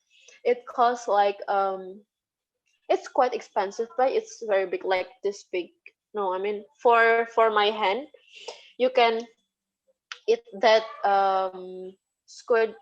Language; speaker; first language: English; non-native, fluent; Indonesian